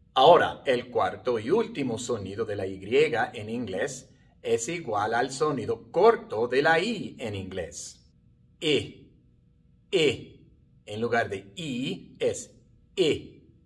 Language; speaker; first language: Spanish; non-native, fluent; English